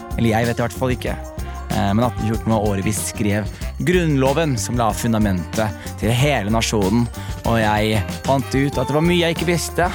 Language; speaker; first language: Norwegian; early bilingual, other home language; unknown